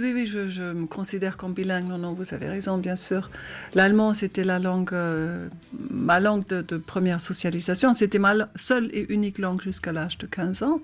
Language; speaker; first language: French; non-native, fluent; German